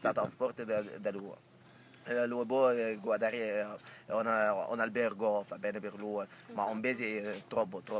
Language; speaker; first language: Italian; non-native, learner; Arabic